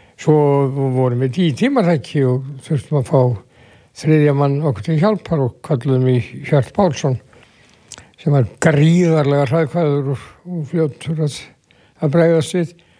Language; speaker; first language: Icelandic; native; Icelandic